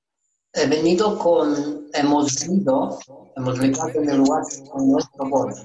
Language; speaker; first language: Spanish; non-native, learner; Romanian